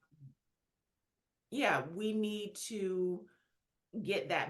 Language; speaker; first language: English; native; English